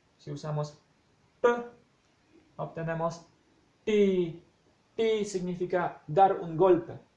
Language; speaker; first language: Spanish; non-native, fluent; Polish